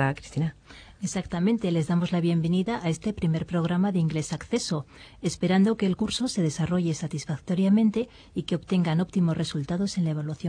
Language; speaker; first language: Spanish; native; Spanish